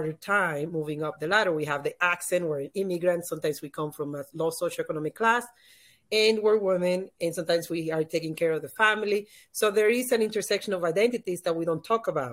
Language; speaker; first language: English; non-native, fluent; Spanish